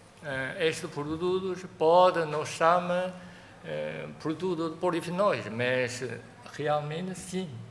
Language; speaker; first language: Portuguese; non-native, fluent; Chinese